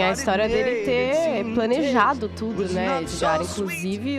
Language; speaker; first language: Portuguese; native; Portuguese